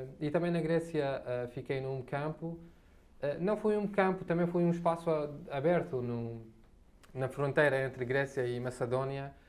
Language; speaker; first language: Portuguese; non-native, fluent; Arabic